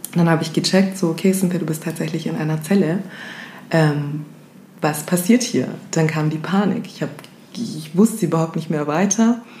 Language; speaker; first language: German; early bilingual, other home language; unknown